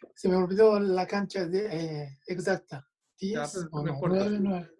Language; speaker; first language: Spanish; non-native, fluent; Japanese